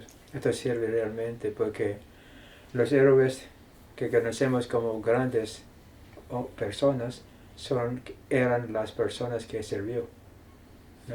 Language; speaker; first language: Spanish; non-native, fluent; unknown